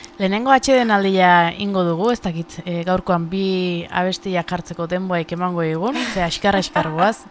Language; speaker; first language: Basque; native; Basque